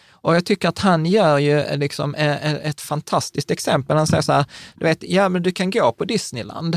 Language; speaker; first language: Swedish; native; Swedish